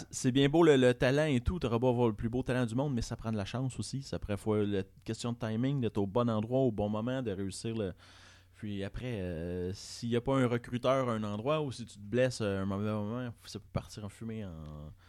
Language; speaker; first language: French; native; French